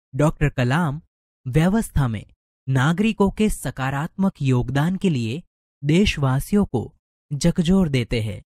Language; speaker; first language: Hindi; non-native, local second language; Gujarati